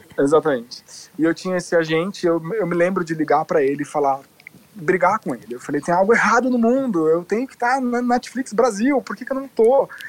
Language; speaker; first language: Portuguese; native; Portuguese